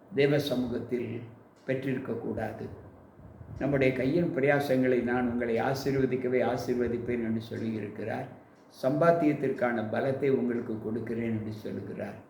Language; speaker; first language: Tamil; native; Tamil